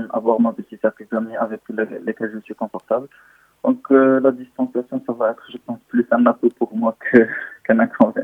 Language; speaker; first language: French; non-native, local second language; Arabic